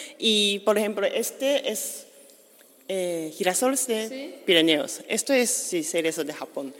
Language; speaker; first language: Spanish; non-native, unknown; Japanese